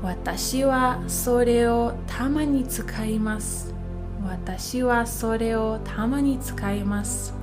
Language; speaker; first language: Japanese; non-native, fluent; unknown